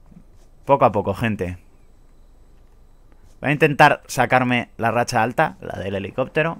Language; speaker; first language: Spanish; native; Spanish